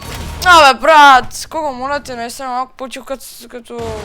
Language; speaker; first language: Bulgarian; native; Bulgarian